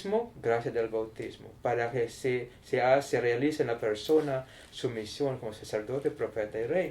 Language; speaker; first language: Spanish; non-native, learner; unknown